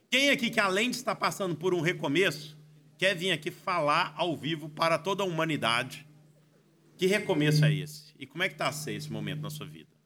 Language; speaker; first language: Portuguese; native; Portuguese